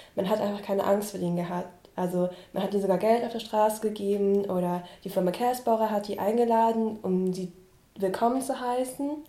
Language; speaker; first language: German; early bilingual, other home language; Vietnamese